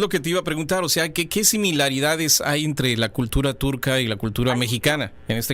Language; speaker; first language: Spanish; native; Spanish